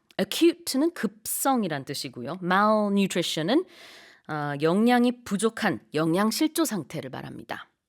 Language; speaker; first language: Korean; native; Korean